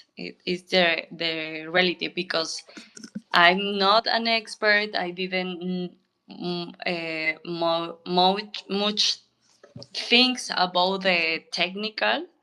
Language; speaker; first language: English; non-native, learner; Spanish